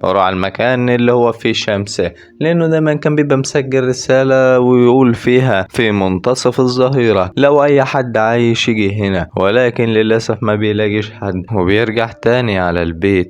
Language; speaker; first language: Arabic; native; Arabic